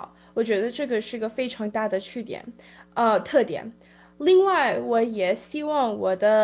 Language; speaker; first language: Chinese; early bilingual, heritage; Chinese